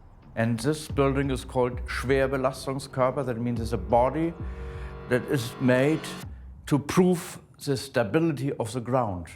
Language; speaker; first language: English; non-native, fluent; German